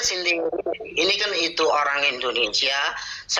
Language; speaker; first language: Indonesian; non-native, learner; Rohingya